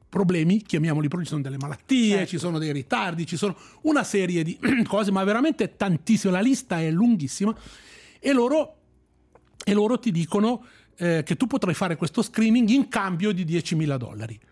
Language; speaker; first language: Italian; native; Italian